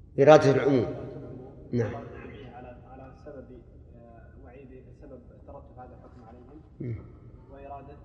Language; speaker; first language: Arabic; native; Arabic